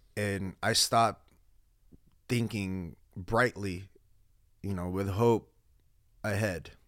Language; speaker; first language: English; early bilingual, other home language; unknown